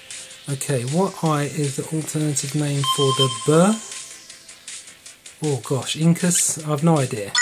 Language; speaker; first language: English; native; English